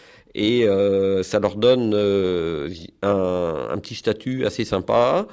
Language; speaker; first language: French; native; French